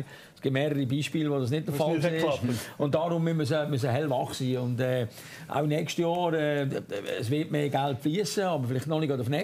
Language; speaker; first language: German; native; German